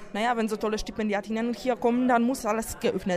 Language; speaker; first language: German; non-native, fluent; Polish